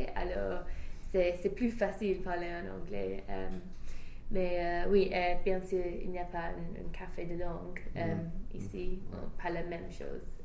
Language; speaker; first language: French; non-native, fluent; English